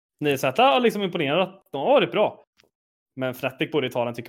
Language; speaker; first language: Swedish; native; Swedish